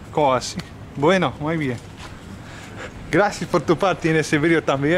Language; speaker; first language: Spanish; non-native, learner; English